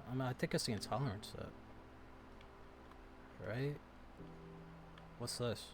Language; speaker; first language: English; native; English